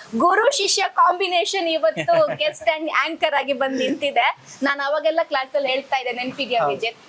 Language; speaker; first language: Kannada; non-native, local second language; Tulu